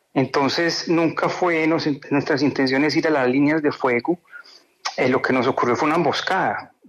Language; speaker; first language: Spanish; native; Spanish